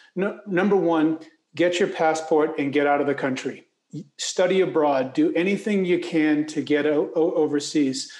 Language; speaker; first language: English; native; English